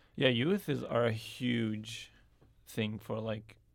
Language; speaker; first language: English; early bilingual, other home language; Arabic